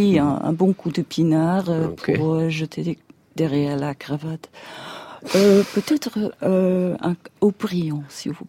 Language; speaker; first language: French; non-native, fluent; English